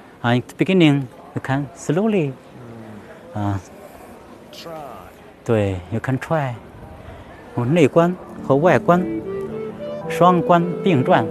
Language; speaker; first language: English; non-native, learner; Chinese